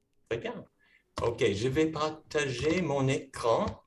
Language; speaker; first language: French; non-native, fluent; English